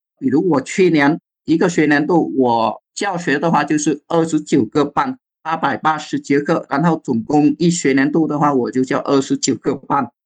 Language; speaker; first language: Chinese; non-native, fluent; Vietnamese